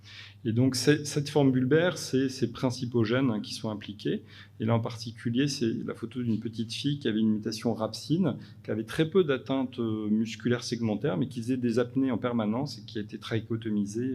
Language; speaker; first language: French; native; French